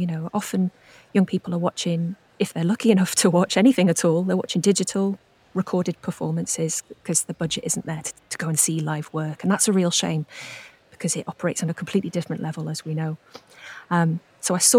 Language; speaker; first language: English; native; English